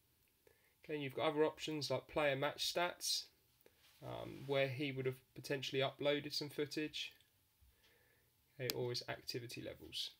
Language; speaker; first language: English; native; English